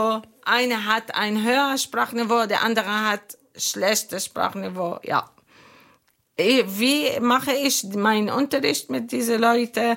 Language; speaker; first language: German; non-native, fluent; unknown